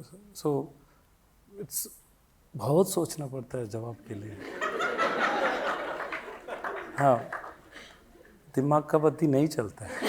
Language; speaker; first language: Hindi; non-native, local second language; Tamil